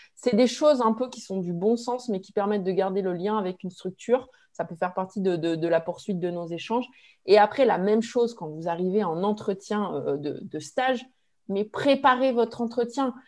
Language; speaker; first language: French; native; French